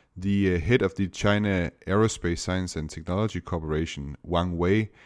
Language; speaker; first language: English; non-native, fluent; Danish